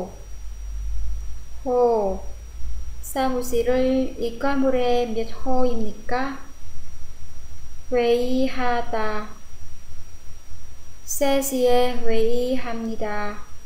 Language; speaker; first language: Korean; non-native, fluent; Vietnamese